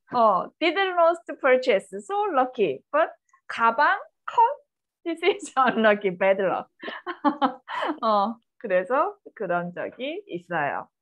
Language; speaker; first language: Korean; native; Korean